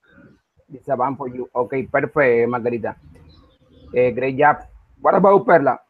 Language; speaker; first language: English; non-native, learner; Spanish